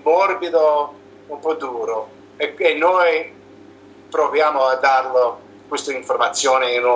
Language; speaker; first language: Italian; non-native, learner; English